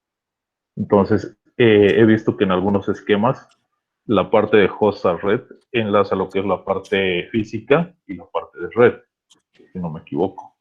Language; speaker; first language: Spanish; native; Spanish